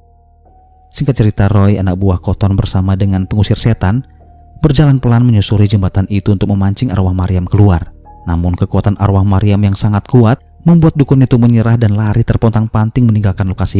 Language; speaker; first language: Indonesian; native; Indonesian